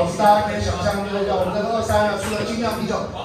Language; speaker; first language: Chinese; native; Chinese